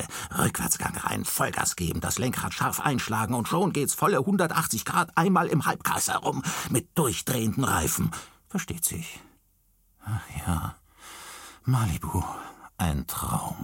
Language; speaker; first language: German; native; German